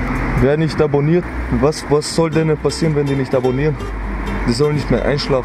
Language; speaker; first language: German; early bilingual, other home language; Chechen